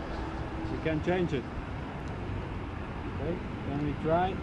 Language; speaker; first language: English; non-native, fluent; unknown